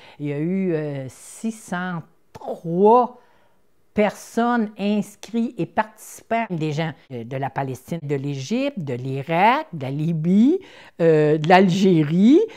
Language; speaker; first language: French; native; French